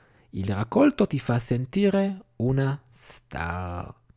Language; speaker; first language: Italian; non-native, fluent; Hebrew